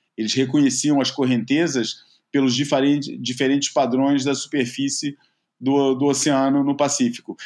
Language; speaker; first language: Portuguese; native; Portuguese